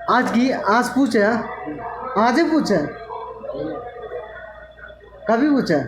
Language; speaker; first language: Hindi; non-native, learner; Bangla